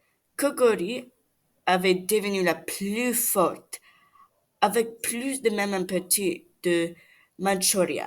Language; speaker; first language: French; non-native, learner; English